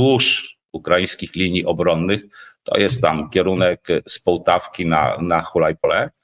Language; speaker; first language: Polish; native; Polish